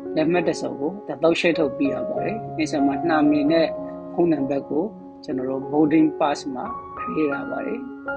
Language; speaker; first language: Burmese; native; Burmese